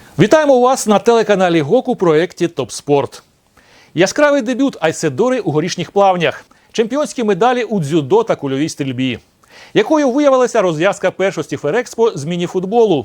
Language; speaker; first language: Ukrainian; native; Ukrainian